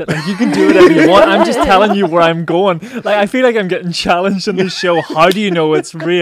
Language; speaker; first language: English; native; English